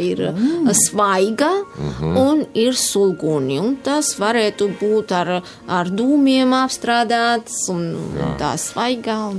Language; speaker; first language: Latvian; non-native, fluent; Georgian